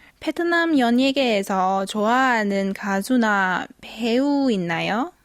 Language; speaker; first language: Korean; non-native, fluent; Vietnamese